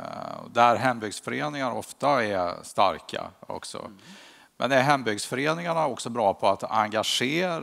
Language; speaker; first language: Swedish; native; Swedish